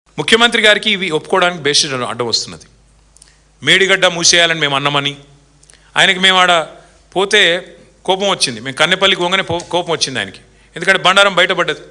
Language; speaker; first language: Telugu; native; Telugu